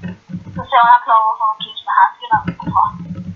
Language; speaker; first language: Norwegian; native; Norwegian